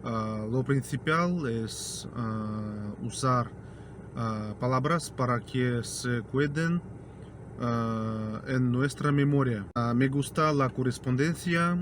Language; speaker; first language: Spanish; non-native, fluent; Russian